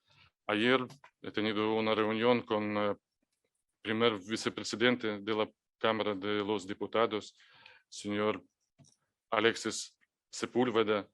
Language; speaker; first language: Spanish; non-native, fluent; Ukrainian